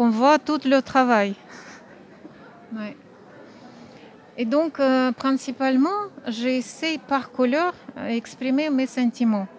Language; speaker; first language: French; non-native, fluent; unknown